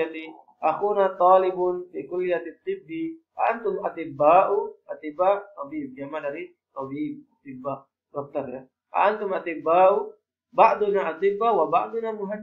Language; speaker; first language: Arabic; non-native, fluent; Indonesian